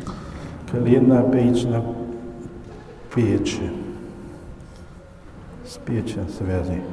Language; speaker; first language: Russian; non-native, learner; Chinese